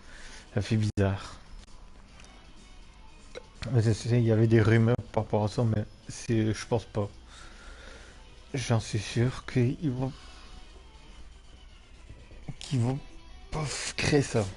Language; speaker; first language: French; native; French